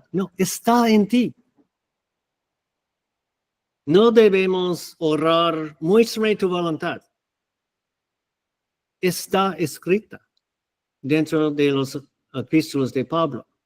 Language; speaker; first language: Spanish; non-native, fluent; English